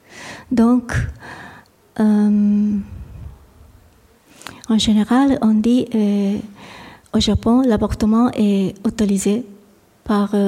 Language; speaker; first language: French; non-native, fluent; Japanese